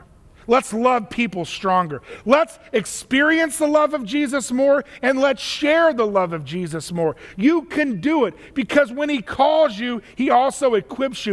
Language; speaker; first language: English; native; English